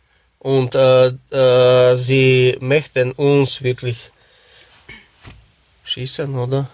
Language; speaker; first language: German; non-native, learner; Slovak